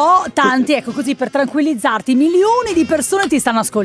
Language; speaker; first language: Italian; native; Italian